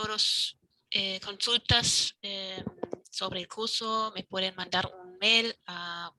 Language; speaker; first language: Spanish; non-native, fluent; German